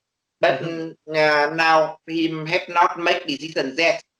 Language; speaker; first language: English; non-native, learner; Vietnamese